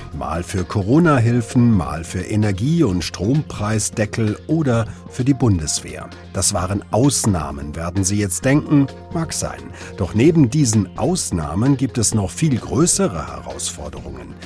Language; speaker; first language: German; native; German